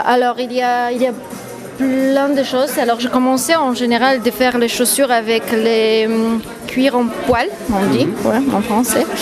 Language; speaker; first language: French; non-native, fluent; Polish